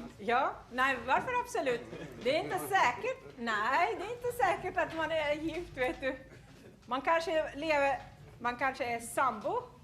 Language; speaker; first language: Swedish; non-native, fluent; Arabic